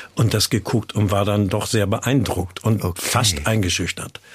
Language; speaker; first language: German; native; German